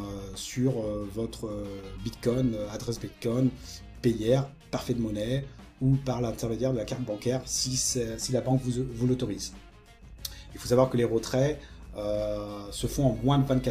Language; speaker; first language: French; native; French